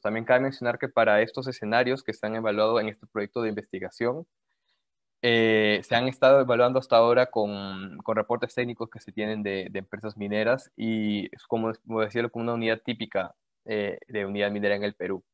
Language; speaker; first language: Spanish; native; Spanish